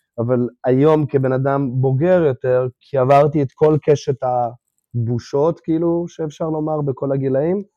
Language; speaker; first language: Hebrew; early bilingual, other home language; Russian